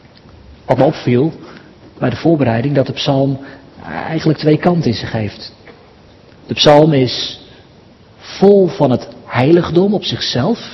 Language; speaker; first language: Dutch; native; Dutch